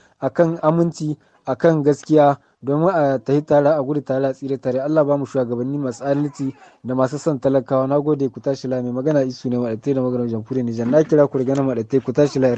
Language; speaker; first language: Hausa; native; Hausa